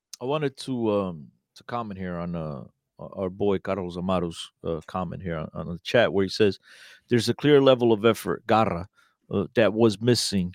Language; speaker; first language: English; early bilingual, other home language; Portuguese